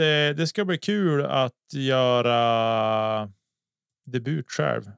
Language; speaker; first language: Swedish; native; Swedish